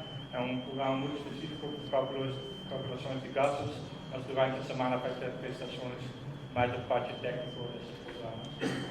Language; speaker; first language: Portuguese; non-native, fluent; Dutch